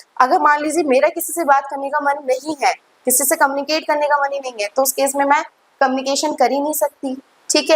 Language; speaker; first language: Hindi; native; Hindi